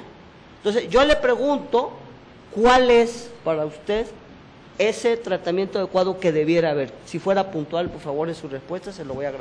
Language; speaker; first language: Spanish; native; Spanish